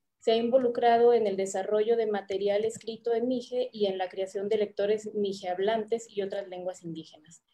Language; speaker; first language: Spanish; native; Spanish